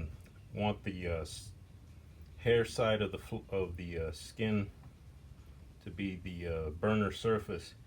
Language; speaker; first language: English; native; English